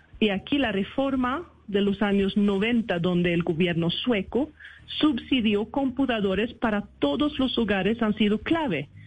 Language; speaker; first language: Spanish; non-native, fluent; Swedish